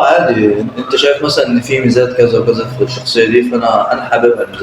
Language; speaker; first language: Arabic; native; Arabic